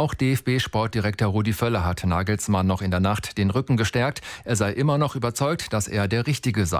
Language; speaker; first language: German; native; German